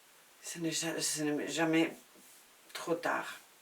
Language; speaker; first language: French; non-native, fluent; Spanish